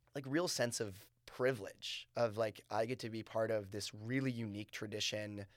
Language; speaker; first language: English; native; English